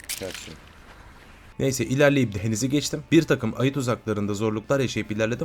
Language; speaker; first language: Turkish; native; Turkish